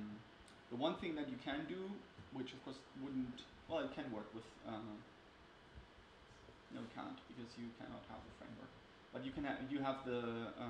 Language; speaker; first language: English; non-native, fluent; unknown